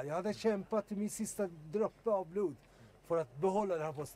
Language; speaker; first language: Swedish; non-native, learner; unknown